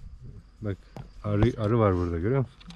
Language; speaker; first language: Turkish; native; Turkish